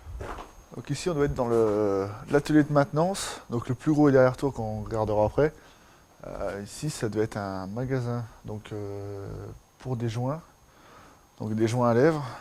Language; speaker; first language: French; native; French